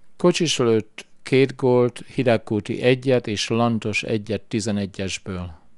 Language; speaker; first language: Hungarian; early bilingual, heritage; Hungarian